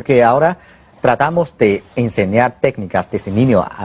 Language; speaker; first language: Spanish; non-native, fluent; Chinese